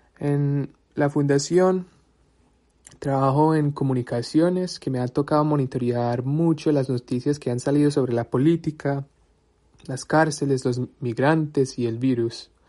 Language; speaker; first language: Spanish; early bilingual, heritage; Spanish